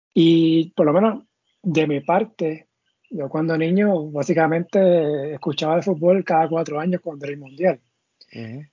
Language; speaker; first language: Spanish; native; Spanish